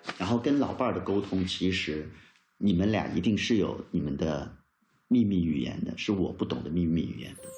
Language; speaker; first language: Chinese; native; Chinese